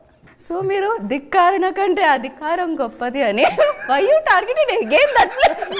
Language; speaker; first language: Telugu; native; Telugu